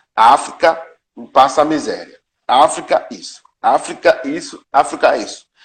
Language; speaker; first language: Portuguese; non-native, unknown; Yoruba